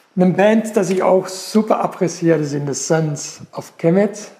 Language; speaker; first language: German; non-native, fluent; Dutch